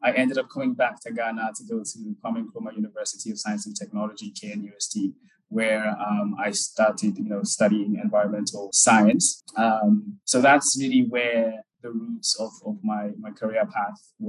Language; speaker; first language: English; non-native, local second language; Akan